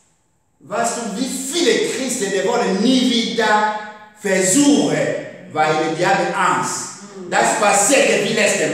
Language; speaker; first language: German; non-native, learner; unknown